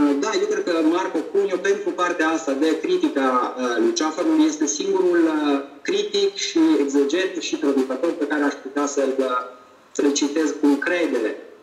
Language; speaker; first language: Romanian; non-native, fluent; Italian